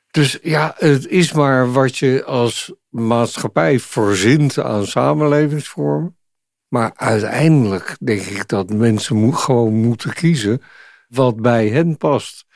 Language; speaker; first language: Dutch; native; Dutch